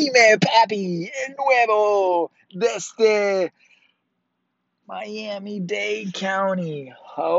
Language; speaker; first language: Spanish; early bilingual, heritage; Spanish